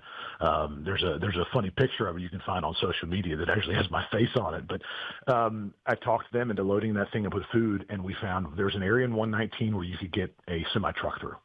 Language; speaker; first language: English; native; English